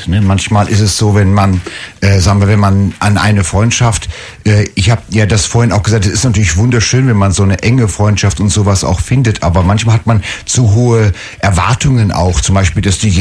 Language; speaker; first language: German; native; German